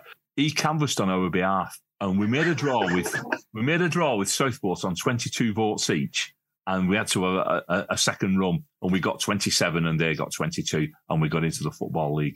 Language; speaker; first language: English; native; English